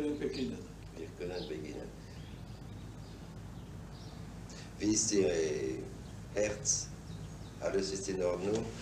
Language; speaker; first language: German; non-native, fluent; French